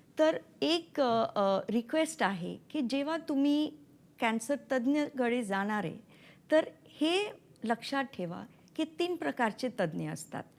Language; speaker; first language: Marathi; non-native, local second language; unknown